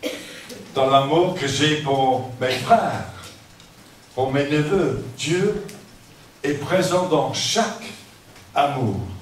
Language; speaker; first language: French; non-native, fluent; English